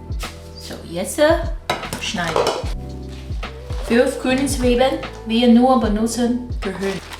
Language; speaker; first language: German; non-native, learner; Chinese